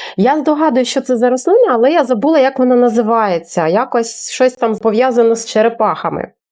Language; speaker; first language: Ukrainian; non-native, local second language; Russian